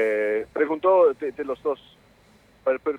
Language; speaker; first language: Spanish; non-native, fluent; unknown